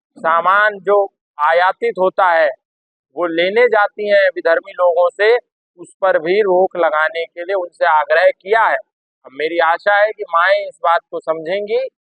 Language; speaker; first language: Hindi; native; Hindi